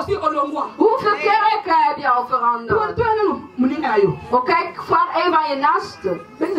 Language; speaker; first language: Dutch; non-native, fluent; Lingala